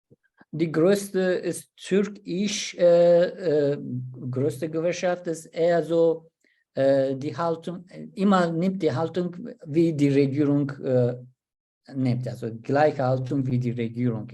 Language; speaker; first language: German; non-native, learner; Turkish